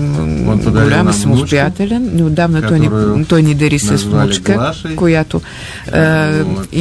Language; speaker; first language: Bulgarian; non-native, fluent; Russian